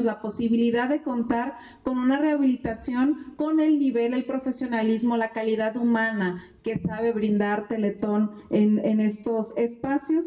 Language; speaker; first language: Spanish; native; Spanish